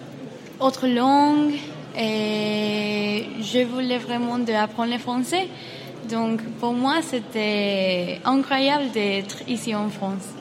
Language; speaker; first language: French; non-native, learner; Spanish